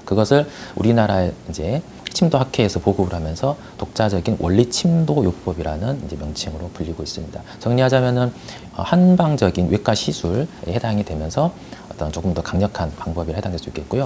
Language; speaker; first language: Korean; native; Korean